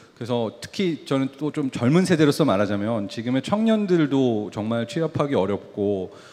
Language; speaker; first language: Korean; early bilingual, heritage; Korean